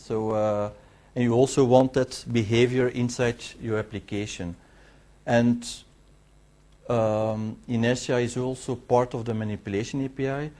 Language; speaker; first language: English; non-native, fluent; Dutch